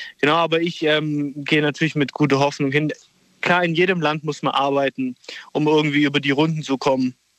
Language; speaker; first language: German; early bilingual, other home language; Italian